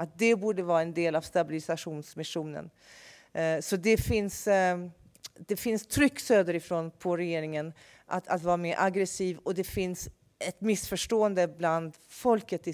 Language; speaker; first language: Swedish; non-native, fluent; English